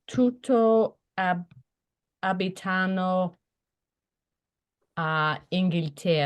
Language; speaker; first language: Italian; non-native, learner; English